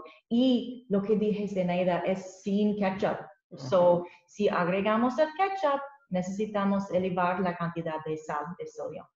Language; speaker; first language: Spanish; non-native, learner; English